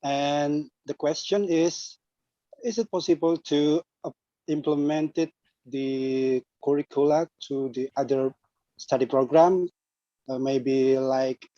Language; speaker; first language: English; non-native, learner; Indonesian